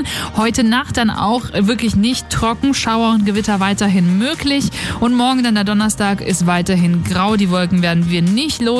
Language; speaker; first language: German; native; German